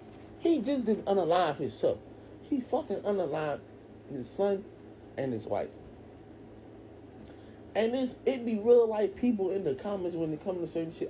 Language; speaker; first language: English; native; English